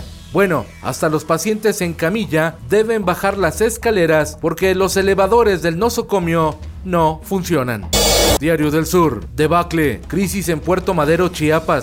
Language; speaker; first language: Spanish; native; Spanish